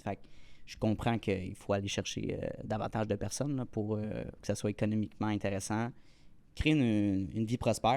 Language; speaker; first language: French; native; French